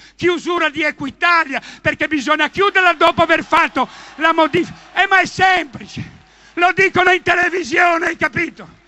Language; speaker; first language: Italian; native; Italian